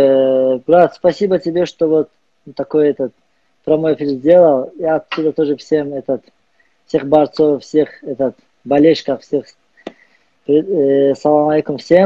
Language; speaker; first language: Russian; non-native, learner; Azerbaijani